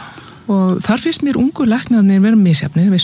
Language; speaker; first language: Icelandic; native; Icelandic